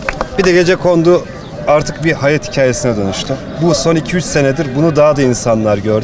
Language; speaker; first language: Turkish; native; Turkish